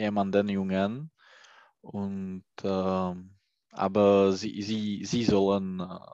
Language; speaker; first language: German; non-native, learner; Czech